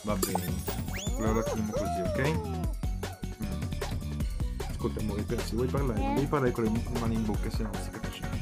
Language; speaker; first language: Italian; native; Italian